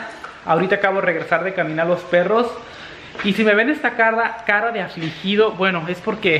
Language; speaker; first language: Spanish; native; Spanish